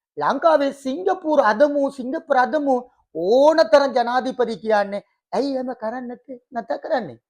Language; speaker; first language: Sinhala; non-native, local second language; Tamil